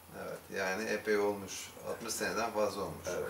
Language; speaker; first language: Turkish; native; Turkish